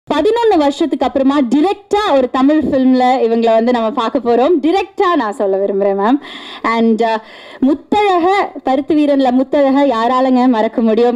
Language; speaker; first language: Tamil; native; Tamil